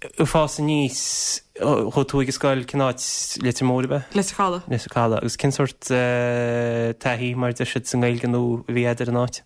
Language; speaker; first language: Irish; native; Irish